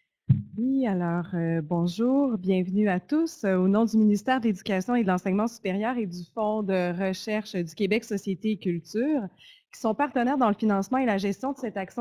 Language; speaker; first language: French; native; French